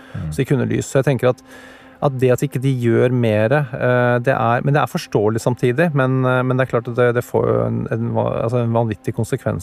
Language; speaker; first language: Norwegian; native; Norwegian